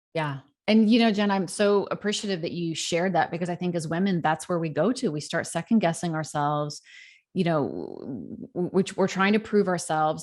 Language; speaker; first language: English; native; English